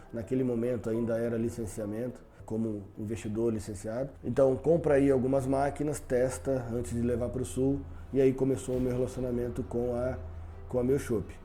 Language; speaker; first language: Portuguese; native; Portuguese